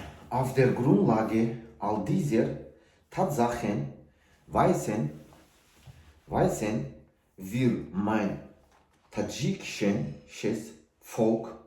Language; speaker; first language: German; non-native, learner; Tajik